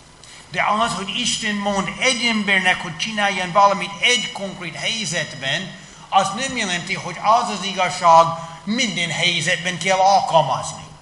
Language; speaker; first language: Hungarian; non-native, fluent; English